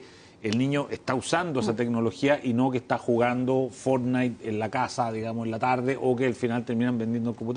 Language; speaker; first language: Spanish; native; Spanish